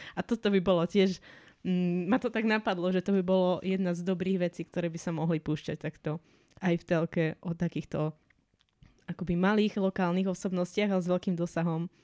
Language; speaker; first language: Slovak; native; Slovak